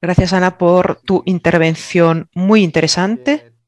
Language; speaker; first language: Spanish; non-native, fluent; Greek